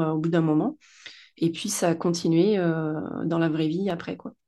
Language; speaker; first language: French; native; French